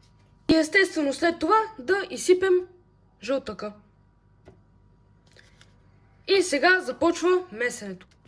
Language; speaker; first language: Bulgarian; native; Bulgarian